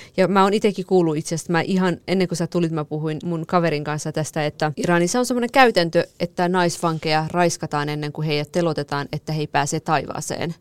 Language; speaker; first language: Finnish; early bilingual, other home language; Kurdish